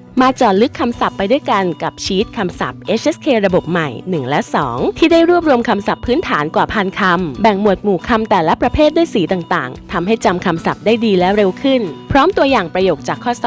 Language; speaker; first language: Thai; native; Thai